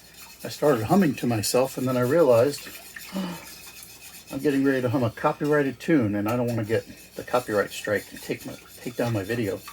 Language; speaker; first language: English; native; English